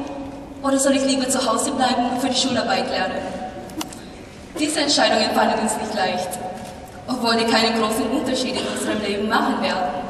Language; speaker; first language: German; non-native, fluent; Filipino